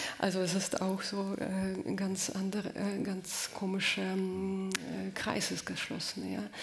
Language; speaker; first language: German; non-native, fluent; Russian